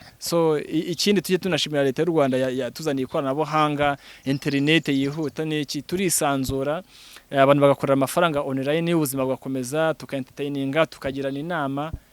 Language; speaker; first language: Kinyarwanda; native; Kinyarwanda